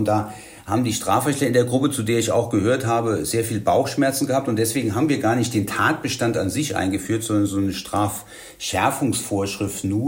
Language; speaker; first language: German; native; German